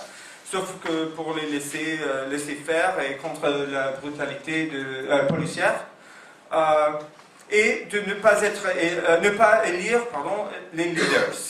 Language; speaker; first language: French; non-native, fluent; English